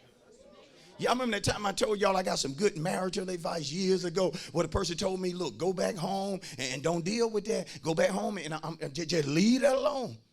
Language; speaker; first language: English; native; English